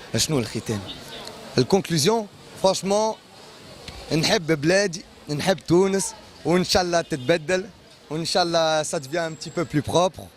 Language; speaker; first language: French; early bilingual, other home language; Arabic